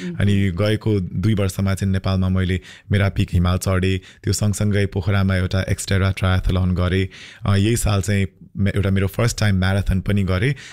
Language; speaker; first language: Nepali; early bilingual, heritage; Nepali